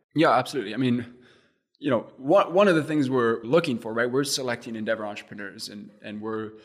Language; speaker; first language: English; native; English